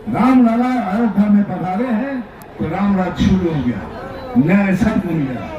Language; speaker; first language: Hindi; non-native, local second language; Bangla